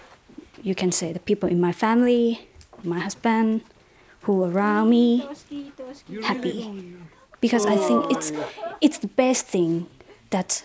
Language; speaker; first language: English; non-native, learner; Thai